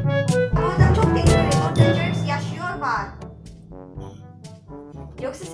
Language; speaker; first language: Turkish; non-native, learner; Filipino